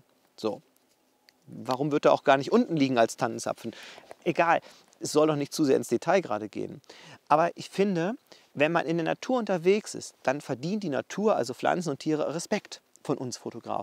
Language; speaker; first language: German; native; German